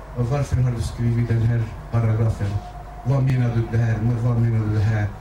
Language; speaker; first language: Swedish; non-native, fluent; Kurdish